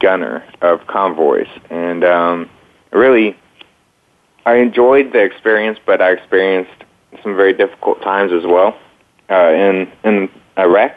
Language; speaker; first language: English; native; English